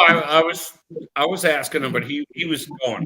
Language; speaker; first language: English; native; English